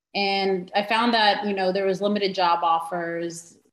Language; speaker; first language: English; native; English